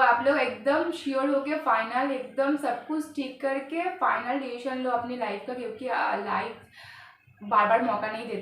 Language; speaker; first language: Hindi; non-native, local second language; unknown